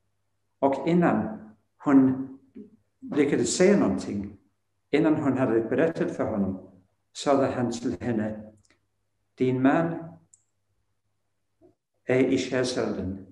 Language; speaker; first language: Swedish; non-native, fluent; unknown